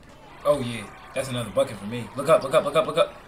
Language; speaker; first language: English; native; English